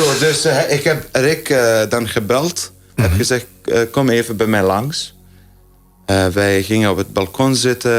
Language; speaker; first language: Dutch; non-native, fluent; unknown